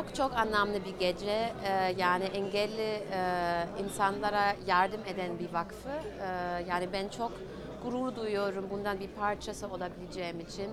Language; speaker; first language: Turkish; early bilingual, heritage; German